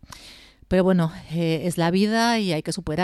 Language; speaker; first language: Spanish; native; Spanish